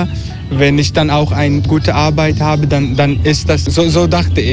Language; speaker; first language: German; non-native, learner; Turkish